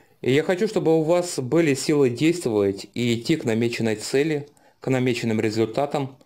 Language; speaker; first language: Russian; native; Russian